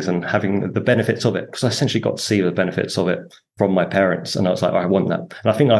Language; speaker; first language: English; native; English